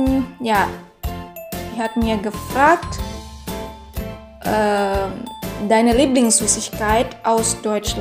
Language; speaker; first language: German; non-native, learner; Indonesian